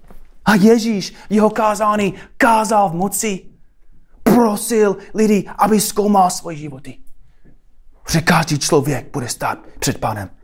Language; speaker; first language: Czech; non-native, fluent; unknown